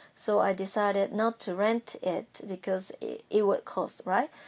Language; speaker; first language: English; non-native, fluent; Japanese